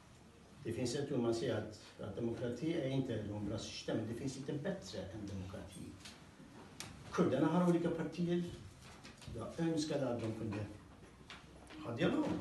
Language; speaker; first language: Swedish; non-native, fluent; Kurdish